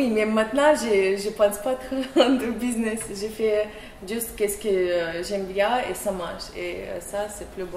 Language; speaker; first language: French; non-native, learner; Russian